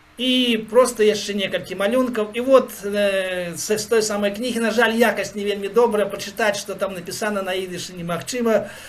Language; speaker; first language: Belarusian; native; Belarusian